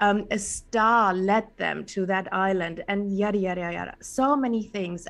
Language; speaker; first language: English; non-native, fluent; German